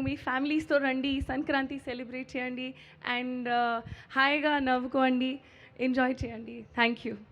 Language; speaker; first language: Telugu; non-native, learner; Hindi